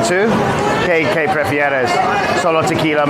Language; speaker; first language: Spanish; non-native, learner; English